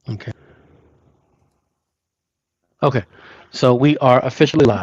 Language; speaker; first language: English; native; English